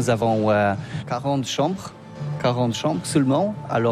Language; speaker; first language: French; non-native, learner; Polish